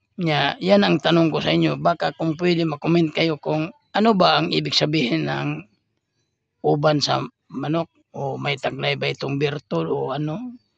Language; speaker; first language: Filipino; non-native, local second language; Cebuano